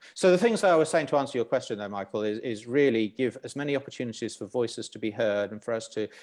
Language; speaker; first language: English; native; English